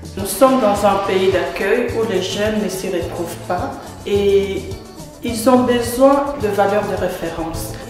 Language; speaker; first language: French; non-native, local second language; Lingala